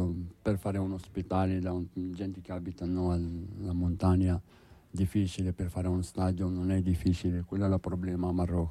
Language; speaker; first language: Italian; non-native, learner; Arabic